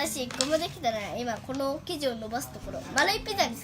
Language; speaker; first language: Japanese; early bilingual, heritage; Japanese